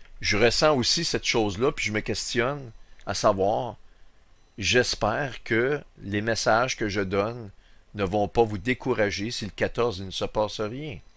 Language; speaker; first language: French; native; French